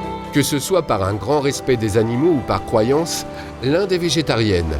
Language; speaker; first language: French; native; French